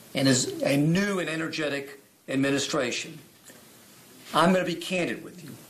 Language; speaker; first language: English; native; English